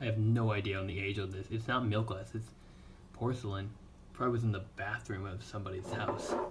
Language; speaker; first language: English; native; English